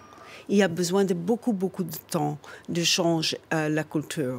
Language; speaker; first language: French; non-native, fluent; English